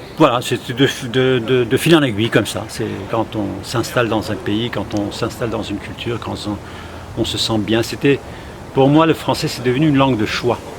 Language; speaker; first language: French; non-native, fluent; Kurdish